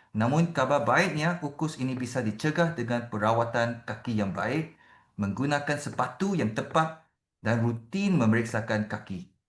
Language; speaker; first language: Malay; non-native, local second language; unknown